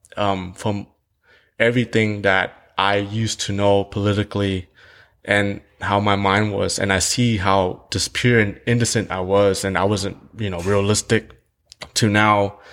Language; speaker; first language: English; early bilingual, other home language; Vietnamese